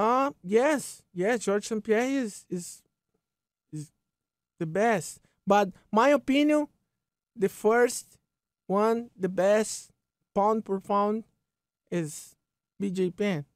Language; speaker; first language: English; non-native, learner; Portuguese